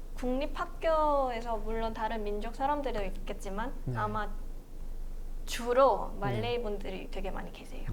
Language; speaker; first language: Korean; non-native, fluent; Malay